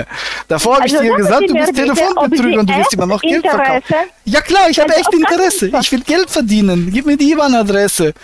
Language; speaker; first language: German; native; German